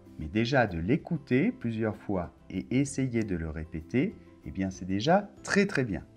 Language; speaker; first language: French; native; French